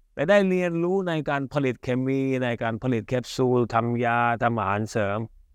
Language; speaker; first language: Thai; early bilingual, other home language; Hindi